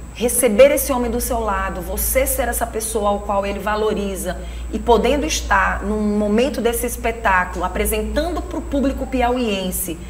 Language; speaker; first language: Portuguese; native; Portuguese